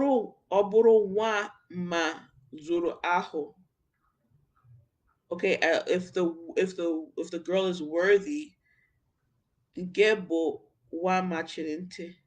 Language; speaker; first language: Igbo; non-native, learner; English